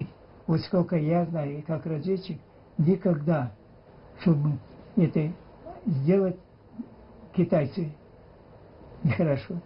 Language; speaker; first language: Russian; native; Russian